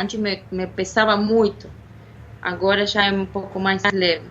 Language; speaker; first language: Portuguese; non-native, fluent; Spanish